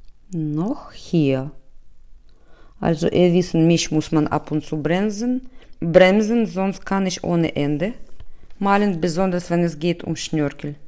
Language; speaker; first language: German; non-native, learner; Russian